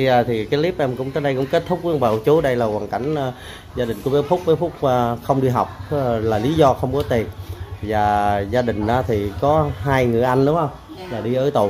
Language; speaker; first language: Vietnamese; native; Vietnamese